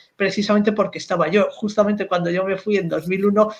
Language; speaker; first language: Spanish; native; Spanish